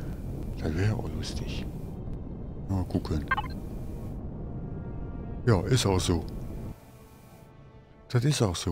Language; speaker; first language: German; native; German